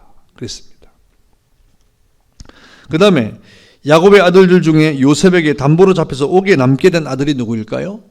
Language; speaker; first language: Korean; native; Korean